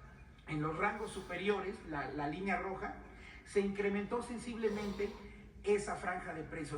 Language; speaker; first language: Spanish; native; Spanish